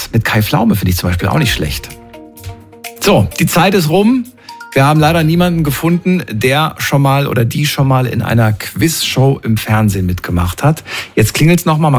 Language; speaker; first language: German; native; German